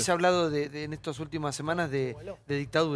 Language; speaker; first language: Spanish; native; Spanish